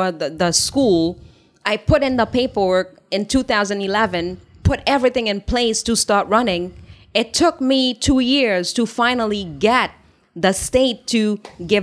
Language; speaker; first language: English; non-native, fluent; Haitian Creole